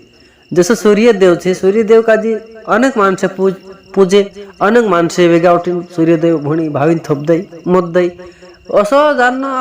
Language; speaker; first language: Hindi; non-native, local second language; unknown